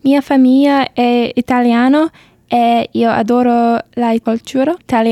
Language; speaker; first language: Italian; non-native, learner; English